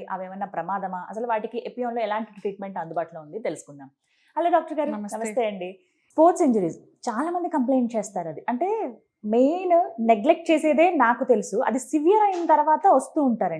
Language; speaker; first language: Telugu; native; Telugu